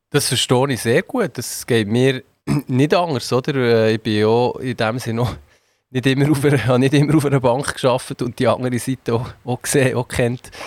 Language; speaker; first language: German; native; German